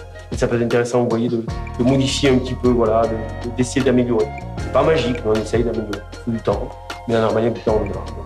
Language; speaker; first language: French; native; French